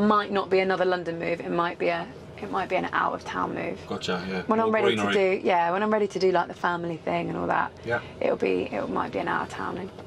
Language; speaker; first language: English; native; English